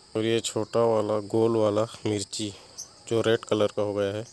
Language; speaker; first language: Hindi; native; Hindi